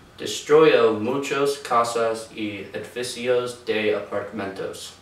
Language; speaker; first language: Spanish; non-native, learner; English